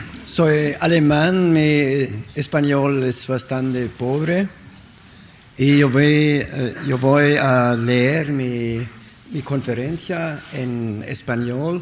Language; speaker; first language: Spanish; non-native, learner; German